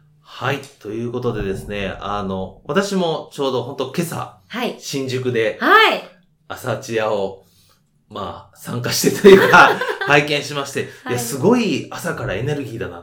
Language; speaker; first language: Japanese; native; Japanese